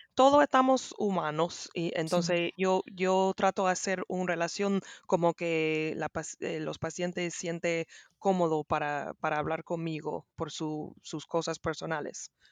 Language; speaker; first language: Spanish; non-native, learner; English